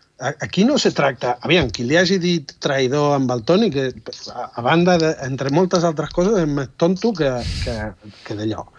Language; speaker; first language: Catalan; non-native, fluent; Spanish